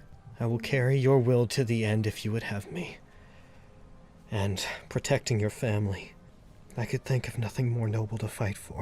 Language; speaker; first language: English; native; English